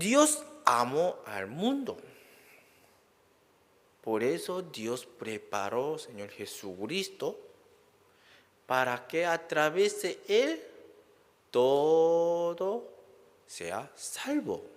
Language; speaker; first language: Spanish; non-native, learner; Korean